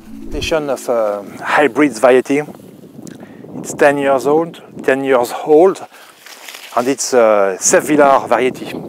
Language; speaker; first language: English; non-native, learner; French